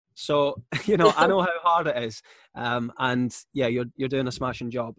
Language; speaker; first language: English; native; English